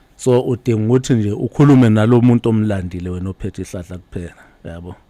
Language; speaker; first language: Zulu; native; Zulu